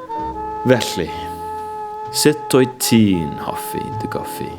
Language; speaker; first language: Welsh; non-native, learner; English